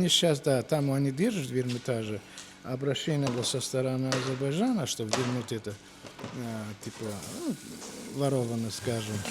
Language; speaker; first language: Russian; non-native, local second language; Azerbaijani